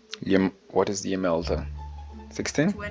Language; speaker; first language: English; non-native, learner; Swahili